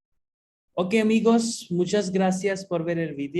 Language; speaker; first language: Spanish; non-native, fluent; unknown